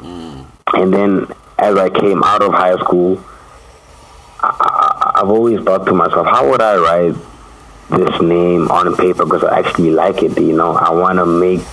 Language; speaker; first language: English; non-native, local second language; Tswana